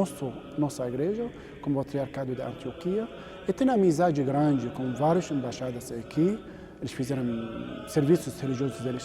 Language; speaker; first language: Portuguese; non-native, learner; Arabic